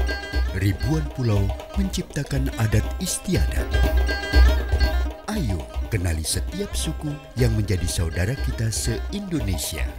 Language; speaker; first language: Indonesian; native; Indonesian